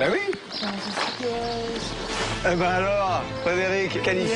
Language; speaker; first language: French; native; French